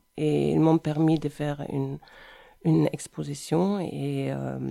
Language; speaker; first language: French; non-native, fluent; German